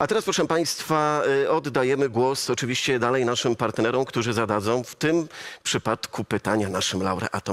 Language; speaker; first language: Polish; native; Polish